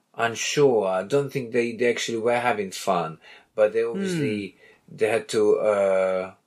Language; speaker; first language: English; non-native, fluent; Belarusian